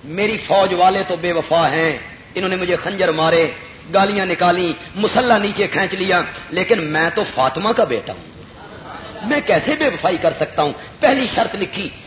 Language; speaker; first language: Urdu; non-native, local second language; Punjabi